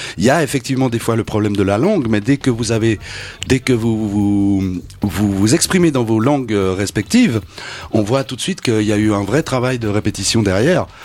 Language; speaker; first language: French; native; French